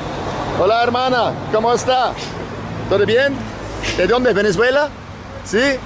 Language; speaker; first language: Spanish; non-native, learner; English